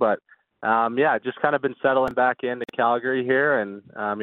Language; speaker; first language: English; native; English